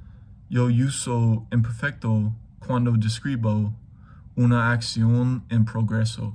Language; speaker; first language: Spanish; non-native, learner; English